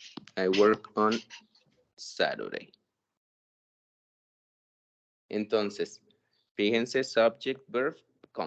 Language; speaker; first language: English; non-native, fluent; Spanish